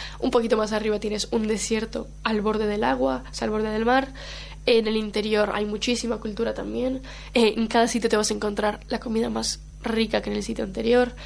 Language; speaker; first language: Spanish; non-native, local second language; Portuguese